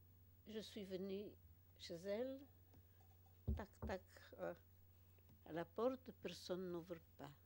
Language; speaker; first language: French; non-native, fluent; Polish